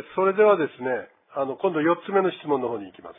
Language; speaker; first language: Japanese; native; Japanese